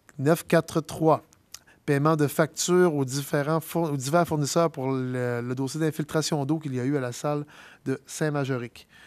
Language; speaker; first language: French; native; French